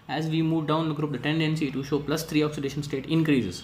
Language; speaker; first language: English; non-native, local second language; Kannada